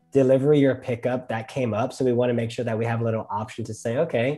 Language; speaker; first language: English; native; English